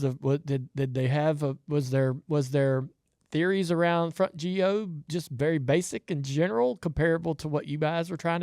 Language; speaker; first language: English; native; English